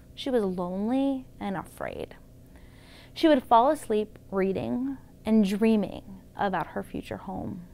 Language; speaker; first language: English; native; English